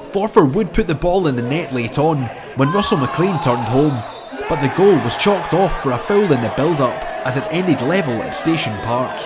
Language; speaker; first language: English; native; English